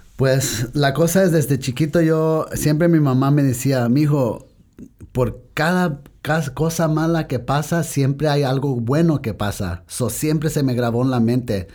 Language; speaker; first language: Spanish; early bilingual, heritage; Spanish